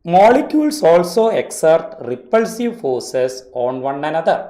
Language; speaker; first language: English; non-native, local second language; Malayalam